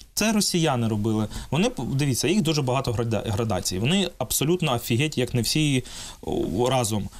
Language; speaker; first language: Ukrainian; non-native, local second language; Russian